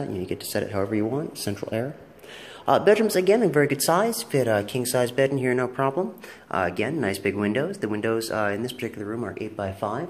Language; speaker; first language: English; native; English